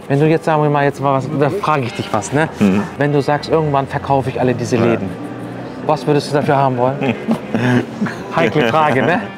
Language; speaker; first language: German; early bilingual, other home language; Turkish